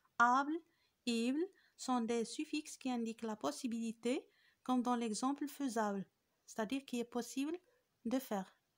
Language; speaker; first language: French; non-native, local second language; Arabic